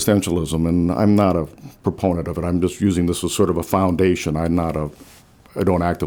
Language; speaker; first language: English; native; English